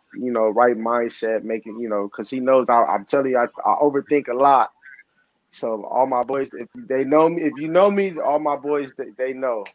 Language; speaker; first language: English; native; English